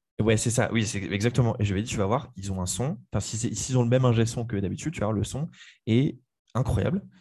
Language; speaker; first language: French; native; French